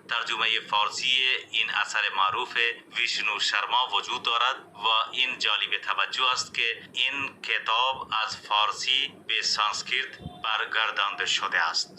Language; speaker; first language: Persian; non-native, fluent; Urdu